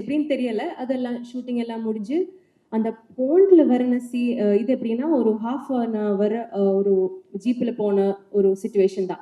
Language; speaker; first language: Tamil; non-native, learner; Malayalam